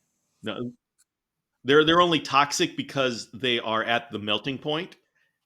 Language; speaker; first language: English; native; English